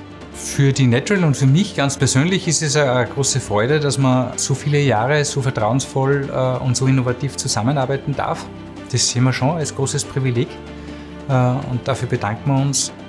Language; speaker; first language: German; native; German